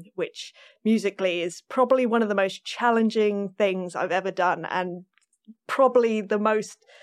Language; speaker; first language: English; native; English